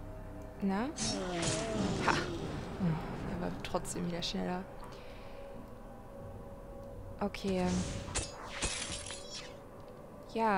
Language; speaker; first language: German; native; German